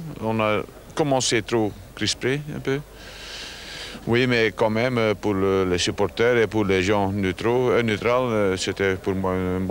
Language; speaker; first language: French; non-native, local second language; Dutch